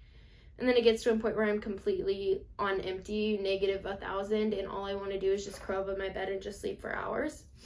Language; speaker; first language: English; native; English